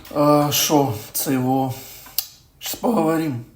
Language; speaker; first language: Ukrainian; non-native, local second language; Russian